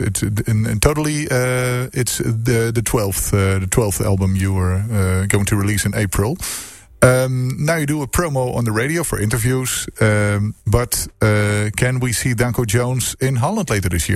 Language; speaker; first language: English; non-native, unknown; Dutch